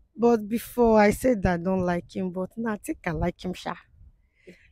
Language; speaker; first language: English; non-native, local second language; Igbo